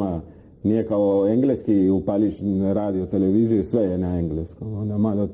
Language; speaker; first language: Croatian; non-native, fluent; Spanish